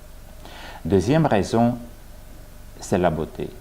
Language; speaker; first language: French; non-native, fluent; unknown